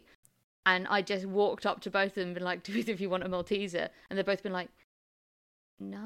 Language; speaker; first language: English; native; English